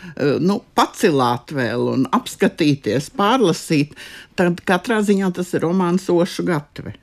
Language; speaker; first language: Latvian; native; Latvian